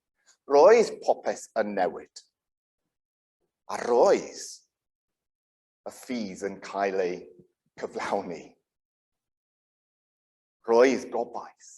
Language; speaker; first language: Welsh; non-native, local second language; English